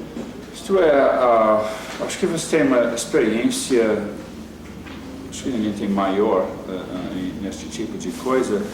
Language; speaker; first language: Portuguese; non-native, fluent; English